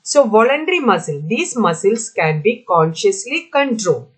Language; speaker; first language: English; non-native, local second language; Malayalam